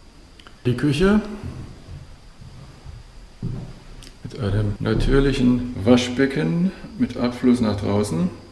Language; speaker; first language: German; native; German